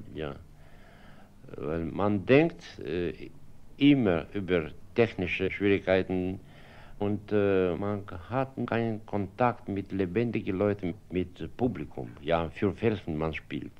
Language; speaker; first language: German; non-native, fluent; Russian